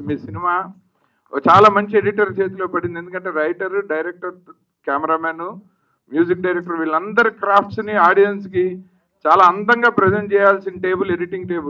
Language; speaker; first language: Telugu; native; Telugu